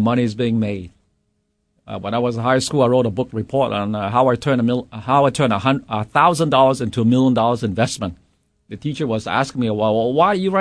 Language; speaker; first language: English; non-native, local second language; Cantonese